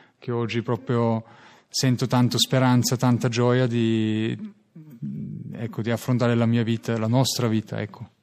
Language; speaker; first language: Italian; non-native, learner; German